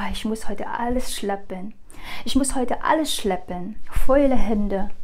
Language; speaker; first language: German; non-native, fluent; Vietnamese